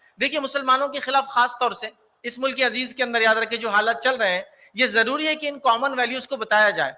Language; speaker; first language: Urdu; native; Urdu